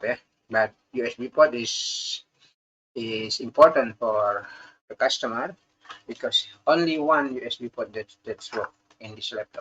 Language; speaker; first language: English; non-native, learner; Indonesian